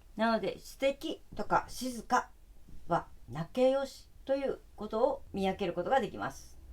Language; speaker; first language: Japanese; native; Japanese